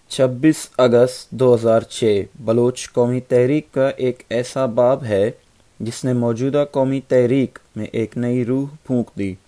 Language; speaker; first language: Urdu; non-native, local second language; Baluchi